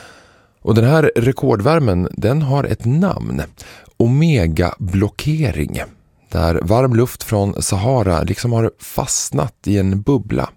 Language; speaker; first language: Swedish; native; Swedish